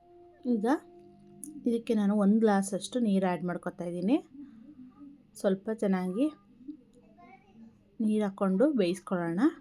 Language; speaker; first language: Kannada; native; Kannada